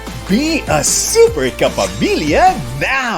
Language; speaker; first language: English; non-native, local second language; Filipino